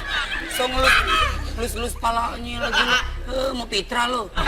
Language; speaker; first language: Indonesian; native; Indonesian